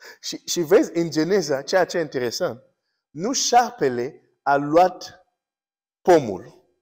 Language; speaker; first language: Romanian; non-native, fluent; English